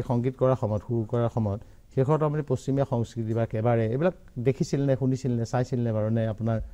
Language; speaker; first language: Assamese; native; Assamese